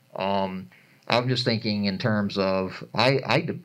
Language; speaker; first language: English; native; English